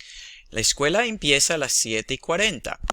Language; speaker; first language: Spanish; non-native, fluent; English